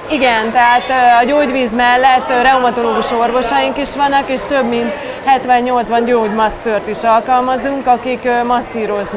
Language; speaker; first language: Hungarian; native; Hungarian